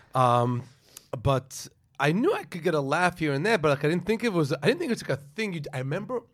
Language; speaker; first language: English; native; English